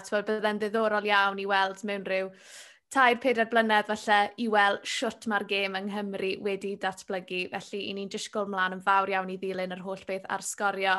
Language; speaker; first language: Welsh; native; Welsh